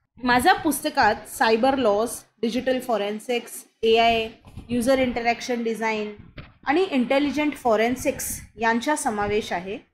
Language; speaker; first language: Marathi; non-native, local second language; Hindi